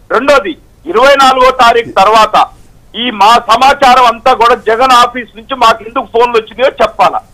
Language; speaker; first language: Telugu; native; Telugu